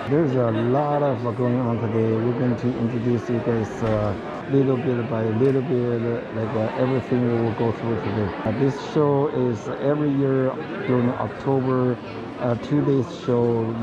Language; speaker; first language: English; non-native, fluent; Chinese